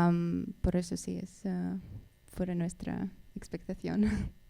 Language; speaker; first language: Spanish; non-native, fluent; Russian